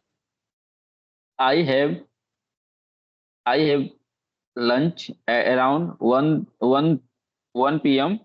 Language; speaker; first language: English; non-native, learner; Hindi